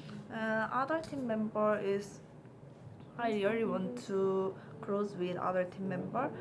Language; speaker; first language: English; non-native, learner; Korean